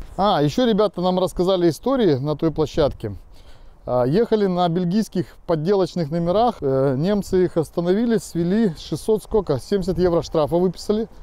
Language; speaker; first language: Russian; native; Russian